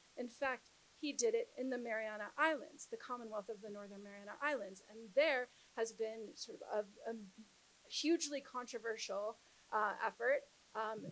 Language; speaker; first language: English; native; English